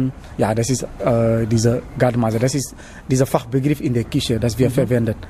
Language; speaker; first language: German; non-native, learner; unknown